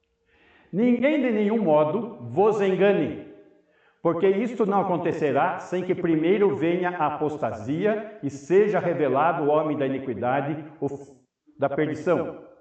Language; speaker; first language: Portuguese; native; Portuguese